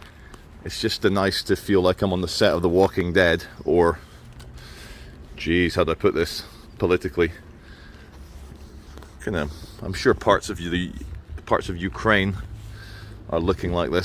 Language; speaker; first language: English; native; English